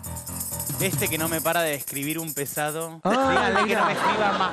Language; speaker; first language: Spanish; native; Spanish